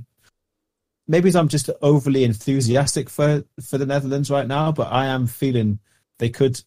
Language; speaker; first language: English; native; English